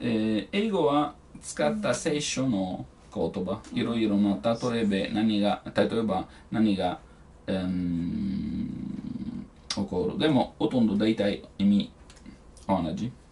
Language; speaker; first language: Japanese; non-native, learner; Italian